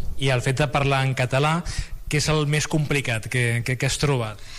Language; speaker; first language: Catalan; native; Catalan